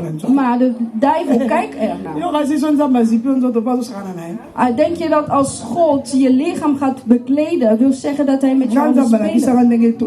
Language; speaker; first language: Dutch; non-native, learner; Lingala